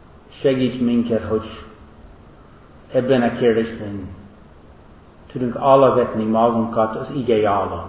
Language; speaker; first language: Hungarian; non-native, fluent; English